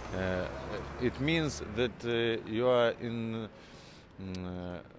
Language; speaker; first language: English; non-native, fluent; Norwegian